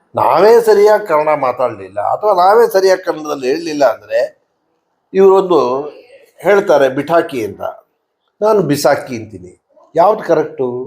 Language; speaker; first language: Kannada; native; Kannada